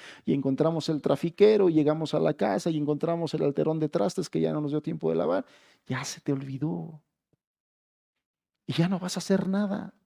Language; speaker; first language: Spanish; native; Spanish